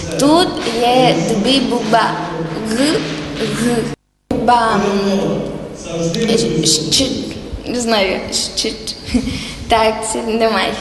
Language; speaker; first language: Ukrainian; non-native, learner; Spanish